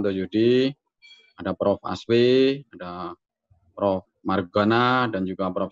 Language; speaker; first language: Indonesian; native; Indonesian